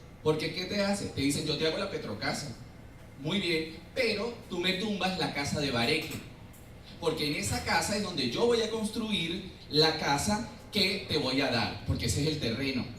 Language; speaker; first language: Spanish; native; Spanish